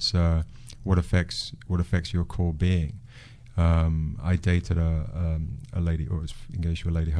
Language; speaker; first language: English; native; English